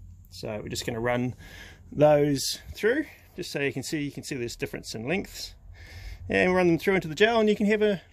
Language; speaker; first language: English; native; English